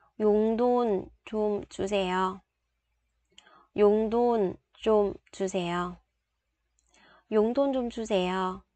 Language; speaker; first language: Korean; non-native, fluent; Vietnamese